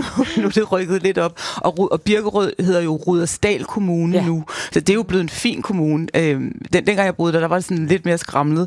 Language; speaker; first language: Danish; native; Danish